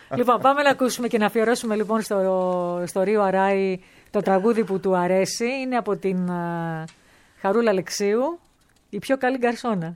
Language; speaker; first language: Greek; native; Greek